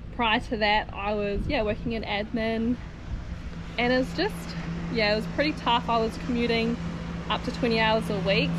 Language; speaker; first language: English; native; English